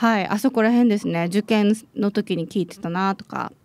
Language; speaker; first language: Japanese; native; Japanese